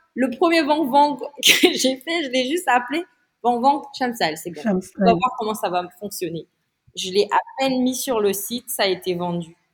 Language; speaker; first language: French; non-native, local second language; Malagasy